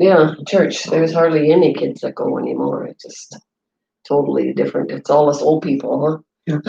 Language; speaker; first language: English; native; English